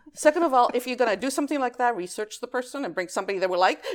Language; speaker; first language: English; early bilingual, other home language; Greek